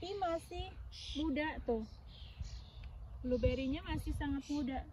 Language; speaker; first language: Indonesian; native; Indonesian